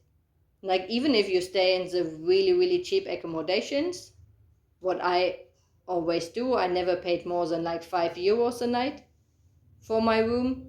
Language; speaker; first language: English; non-native, fluent; German